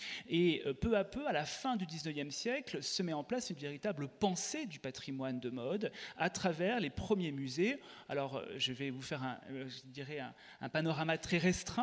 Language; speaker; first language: French; native; French